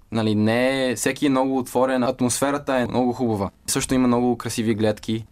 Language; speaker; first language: Bulgarian; early bilingual, heritage; Bulgarian